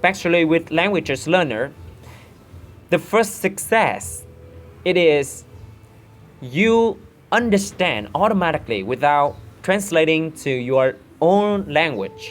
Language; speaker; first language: English; non-native, learner; Vietnamese